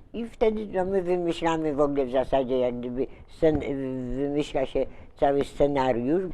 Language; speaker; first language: Polish; native; Polish